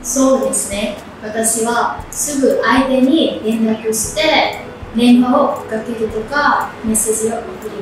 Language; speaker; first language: Japanese; non-native, fluent; Vietnamese